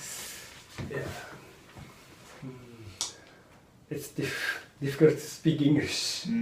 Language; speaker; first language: English; non-native, learner; Japanese